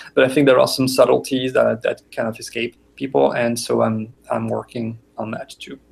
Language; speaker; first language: English; non-native, fluent; French